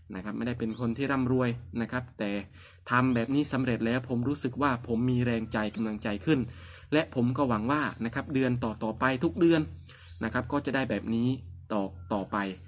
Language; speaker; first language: Thai; non-native, local second language; Northern Khmer